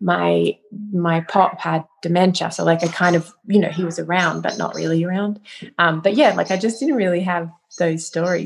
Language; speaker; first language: English; native; English